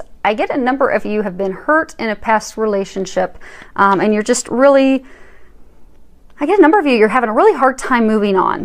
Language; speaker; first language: English; native; English